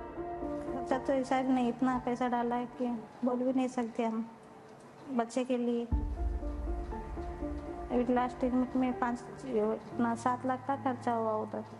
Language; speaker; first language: Hindi; non-native, local second language; Konkani